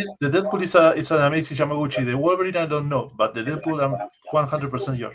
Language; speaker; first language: English; non-native, fluent; Spanish